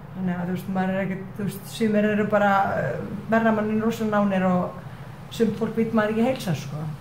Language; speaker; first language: Icelandic; non-native, fluent; Estonian